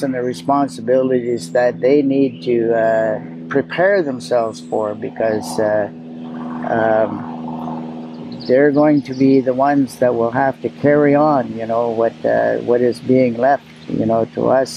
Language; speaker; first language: English; native; English